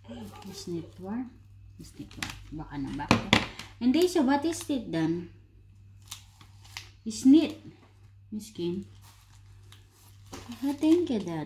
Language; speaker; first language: Dutch; non-native, learner; Filipino